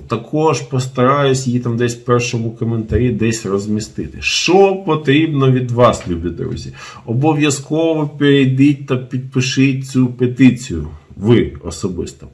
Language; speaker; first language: Ukrainian; non-native, local second language; Russian